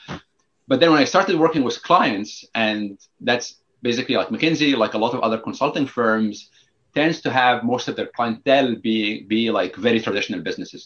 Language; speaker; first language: English; non-native, fluent; Arabic